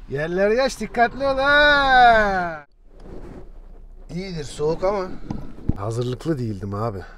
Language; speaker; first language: Turkish; native; Turkish